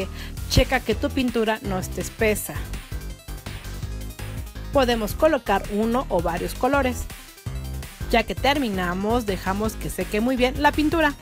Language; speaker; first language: Spanish; native; Spanish